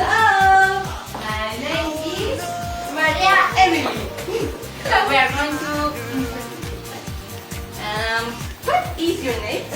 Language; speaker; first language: English; non-native, learner; Spanish